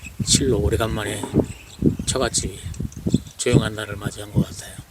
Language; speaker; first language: Korean; native; Korean